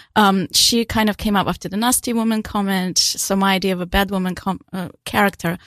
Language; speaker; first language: English; non-native, fluent; Russian